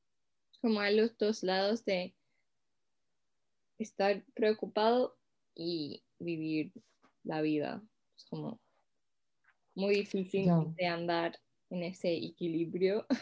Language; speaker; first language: Spanish; non-native, fluent; English